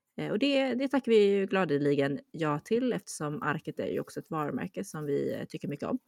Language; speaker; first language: Swedish; early bilingual, other home language; Chinese